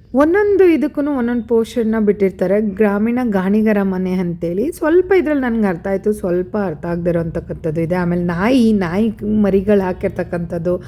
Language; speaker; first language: Kannada; native; Kannada